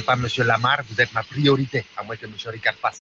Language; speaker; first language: French; native; French